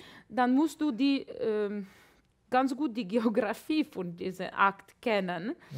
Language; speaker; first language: German; non-native, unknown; Latvian